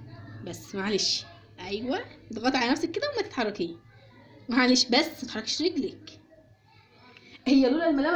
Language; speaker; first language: Arabic; native; Arabic